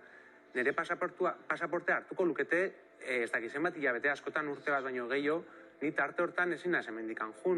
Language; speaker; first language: Basque; native; Basque